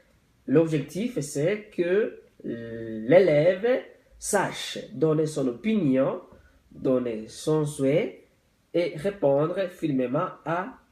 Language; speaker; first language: French; non-native, local second language; Rundi